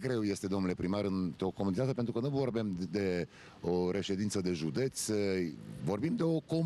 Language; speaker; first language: Romanian; native; Romanian